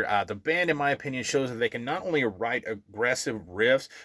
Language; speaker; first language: English; native; English